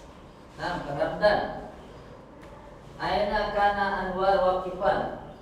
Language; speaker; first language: Arabic; non-native, fluent; Indonesian